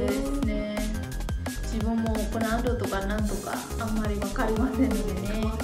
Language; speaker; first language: Japanese; non-native, learner; Vietnamese